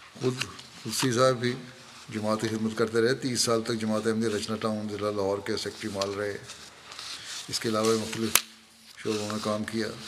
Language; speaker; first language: Urdu; native; Urdu